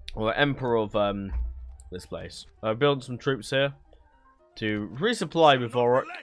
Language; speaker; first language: English; native; English